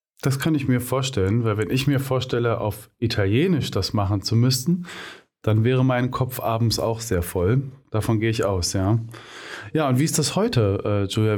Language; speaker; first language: German; native; German